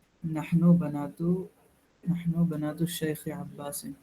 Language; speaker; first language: Arabic; non-native, learner; Urdu